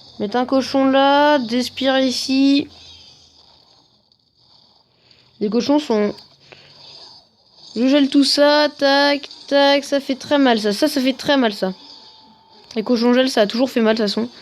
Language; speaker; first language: French; native; French